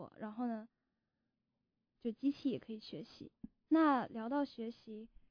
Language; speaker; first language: Chinese; early bilingual, heritage; Chinese